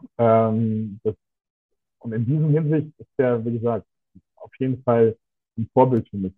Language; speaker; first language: German; non-native, fluent; Russian